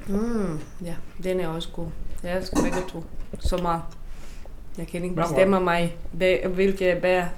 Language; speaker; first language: Danish; non-native, learner; Romanian